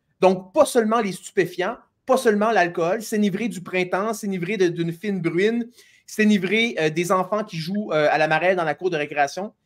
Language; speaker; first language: French; native; French